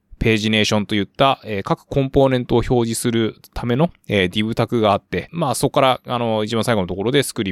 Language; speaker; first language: Japanese; native; Japanese